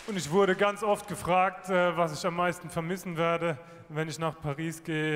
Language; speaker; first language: German; native; German